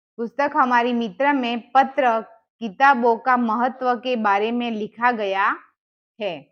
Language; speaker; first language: Hindi; non-native, local second language; Gujarati